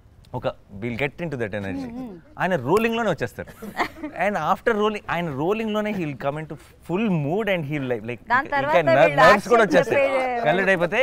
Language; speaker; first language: Telugu; native; Telugu